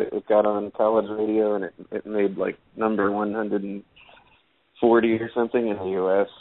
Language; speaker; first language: English; native; English